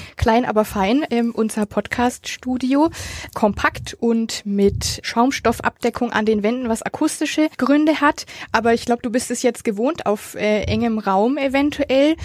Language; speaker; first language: German; native; German